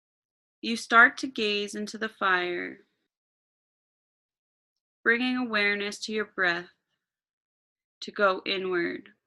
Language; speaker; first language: English; native; English